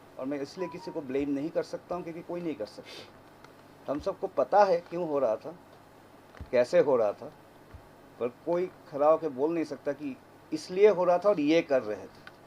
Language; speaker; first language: Hindi; non-native, local second language; Assamese